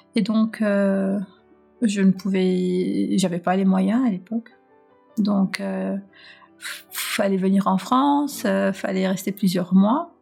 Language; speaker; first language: French; non-native, local second language; Arabic